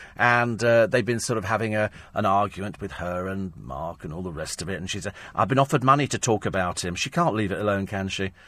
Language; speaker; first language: English; native; English